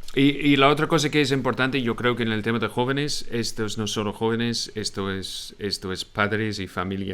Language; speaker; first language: Spanish; non-native, fluent; English